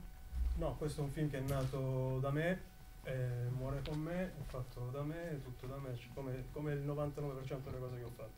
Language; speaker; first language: Italian; native; Italian